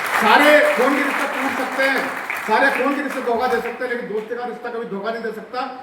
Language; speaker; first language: Hindi; non-native, local second language; Rajasthani